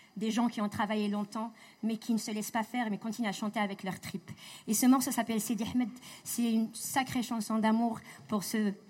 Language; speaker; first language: French; non-native, local second language; Arabic